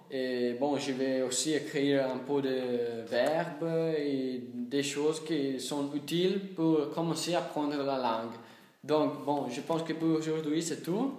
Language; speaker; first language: French; non-native, learner; Italian